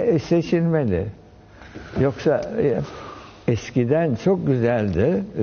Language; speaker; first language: Turkish; early bilingual, heritage; French